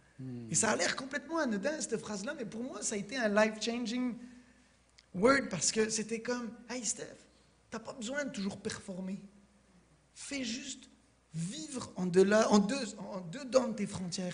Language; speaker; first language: French; native; French